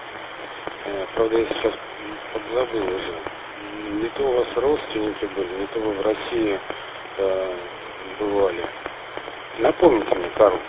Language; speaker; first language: Russian; native; Russian